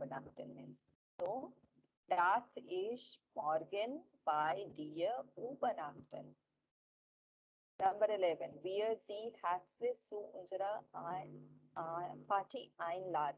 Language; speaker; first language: German; non-native, learner; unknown